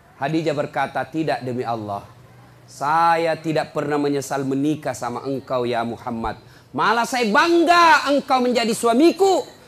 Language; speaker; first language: Indonesian; non-native, local second language; Buginese